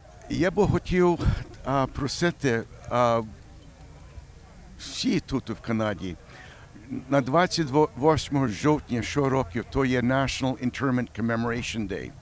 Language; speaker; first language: Ukrainian; early bilingual, heritage; Ukrainian